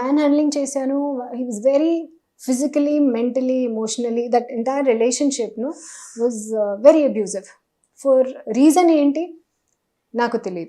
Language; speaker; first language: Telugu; non-native, learner; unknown